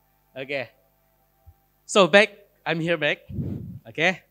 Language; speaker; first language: English; non-native, local second language; Malay